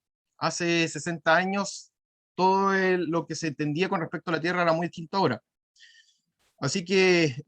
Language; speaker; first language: Spanish; native; Spanish